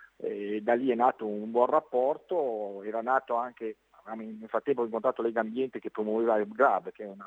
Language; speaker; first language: Italian; native; Italian